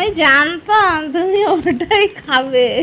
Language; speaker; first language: Bangla; native; Bangla